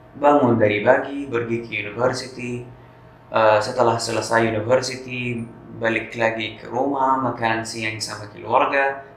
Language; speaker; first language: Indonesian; non-native, fluent; Arabic